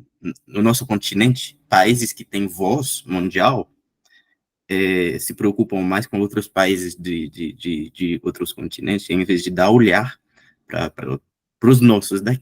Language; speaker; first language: Portuguese; non-native, fluent; Haitian Creole